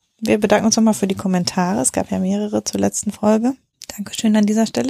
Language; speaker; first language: German; native; German